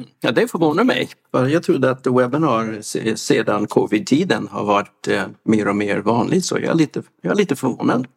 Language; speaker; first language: Swedish; non-native, fluent; English